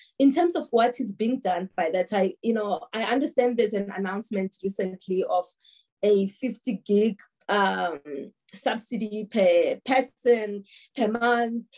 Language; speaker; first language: English; non-native, local second language; Tsonga